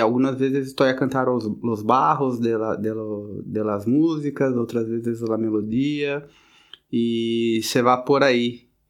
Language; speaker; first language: Portuguese; native; Portuguese